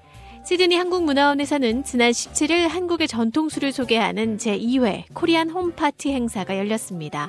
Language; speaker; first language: Korean; native; Korean